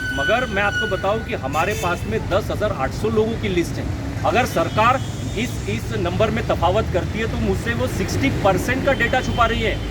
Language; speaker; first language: Hindi; native; Hindi